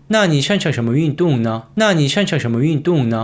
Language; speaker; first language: Chinese; non-native, fluent; Korean